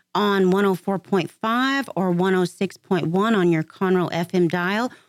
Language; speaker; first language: English; native; English